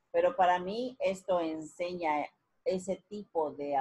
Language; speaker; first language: Spanish; native; Spanish